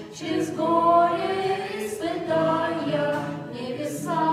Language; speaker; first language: Russian; native; Russian